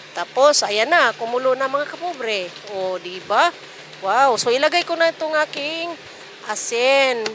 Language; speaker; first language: Filipino; non-native, local second language; Cebuano